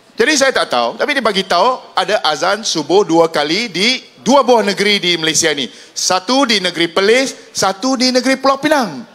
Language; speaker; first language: Malay; non-native, local second language; Min Nan Chinese